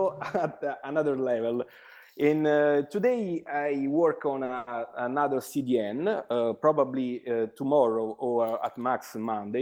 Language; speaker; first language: English; non-native, learner; Italian